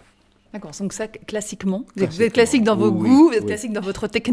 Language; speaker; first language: French; native; French